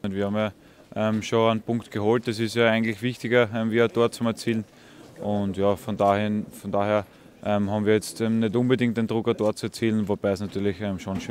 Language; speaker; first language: German; native; German